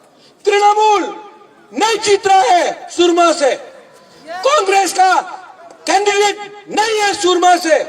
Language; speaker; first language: Hindi; non-native, local second language; Kok Borok